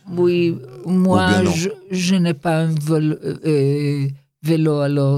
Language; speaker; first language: French; non-native, learner; Hebrew